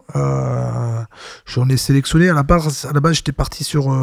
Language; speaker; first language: French; native; French